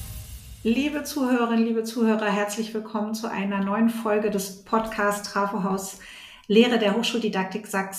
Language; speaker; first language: German; native; German